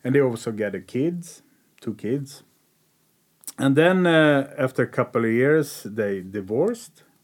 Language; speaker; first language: English; non-native, learner; Swedish